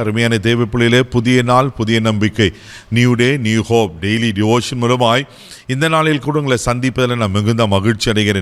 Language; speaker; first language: Tamil; native; Tamil